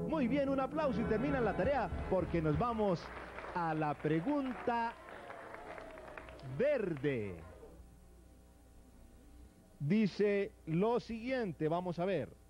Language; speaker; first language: Spanish; native; Spanish